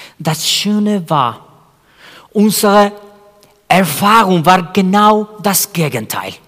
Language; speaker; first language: German; non-native, fluent; Spanish